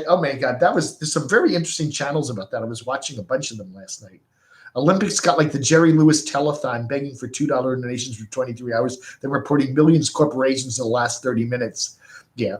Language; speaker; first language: English; native; English